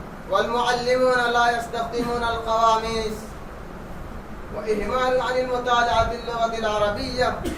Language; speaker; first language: Arabic; non-native, learner; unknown